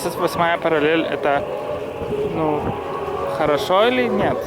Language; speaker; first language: Russian; non-native, learner; Lithuanian